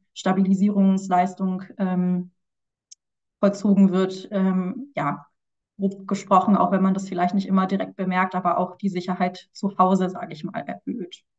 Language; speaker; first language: German; native; German